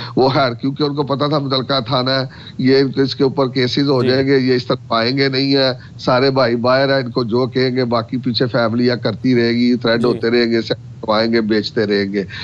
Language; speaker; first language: Urdu; non-native, local second language; Punjabi